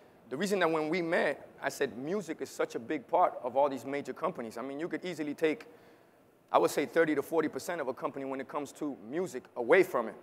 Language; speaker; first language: English; early bilingual, other home language; Spanish